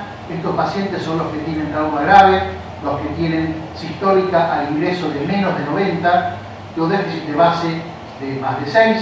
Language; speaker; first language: Spanish; native; Spanish